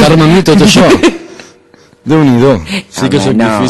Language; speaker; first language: Catalan; native; Catalan